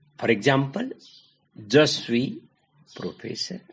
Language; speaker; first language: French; non-native, learner; Nepali